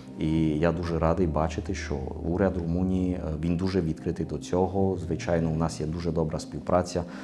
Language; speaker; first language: Ukrainian; native; Ukrainian